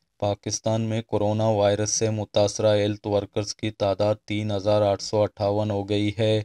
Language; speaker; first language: Urdu; non-native, local second language; Baluchi